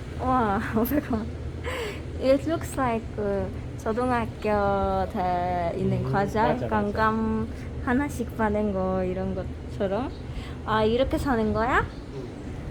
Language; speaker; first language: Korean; non-native, learner; Polish